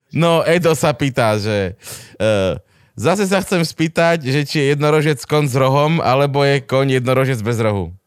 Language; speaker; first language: Slovak; native; Slovak